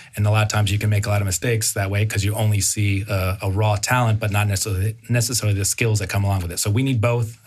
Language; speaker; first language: English; native; English